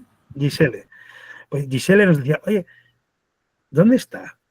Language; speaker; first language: Spanish; native; Spanish